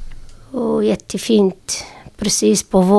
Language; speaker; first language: Swedish; non-native, learner; Syriac